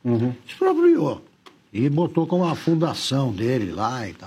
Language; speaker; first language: Portuguese; native; Portuguese